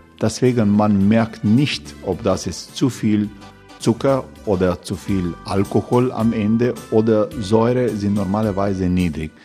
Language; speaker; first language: German; non-native, learner; Croatian